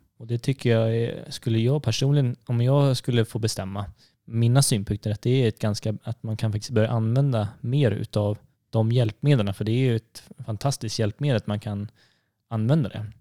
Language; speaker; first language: Swedish; native; Swedish